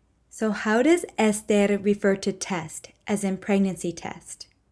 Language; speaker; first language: English; native; English